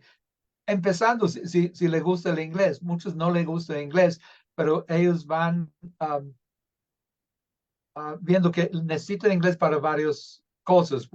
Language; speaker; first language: Spanish; non-native, fluent; English